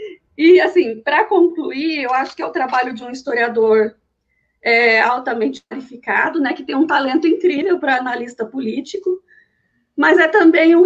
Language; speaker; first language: Portuguese; native; Portuguese